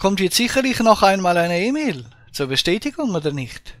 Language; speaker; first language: German; native; German